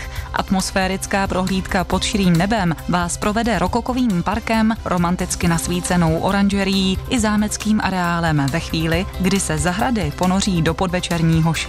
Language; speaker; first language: Czech; native; Czech